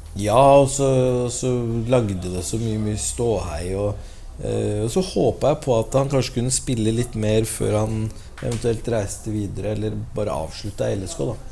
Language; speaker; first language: Norwegian; native; Norwegian